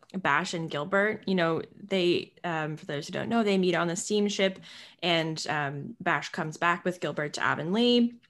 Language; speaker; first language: English; native; English